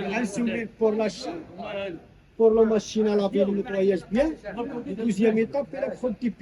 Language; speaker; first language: French; non-native, learner; Arabic